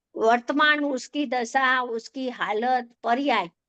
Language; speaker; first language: Hindi; non-native, local second language; Gujarati